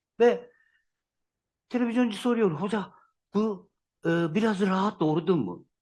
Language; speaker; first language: Turkish; non-native, learner; Japanese